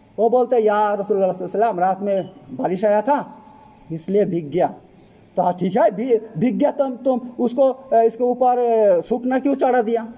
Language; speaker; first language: Hindi; non-native, fluent; Bangla